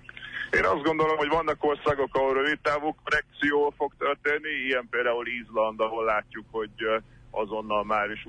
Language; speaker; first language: Hungarian; native; Hungarian